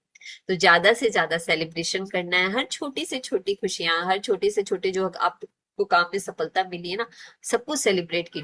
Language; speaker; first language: Hindi; native; Hindi